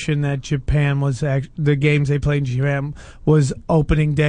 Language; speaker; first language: English; native; English